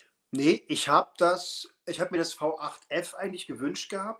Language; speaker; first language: German; native; German